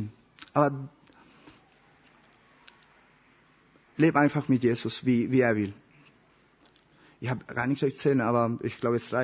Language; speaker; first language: German; non-native, learner; Spanish